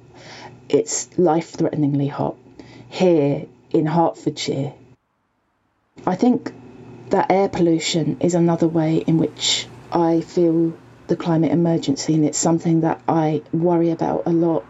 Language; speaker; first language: English; native; English